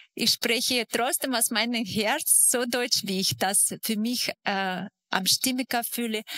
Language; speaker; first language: German; non-native, fluent; Russian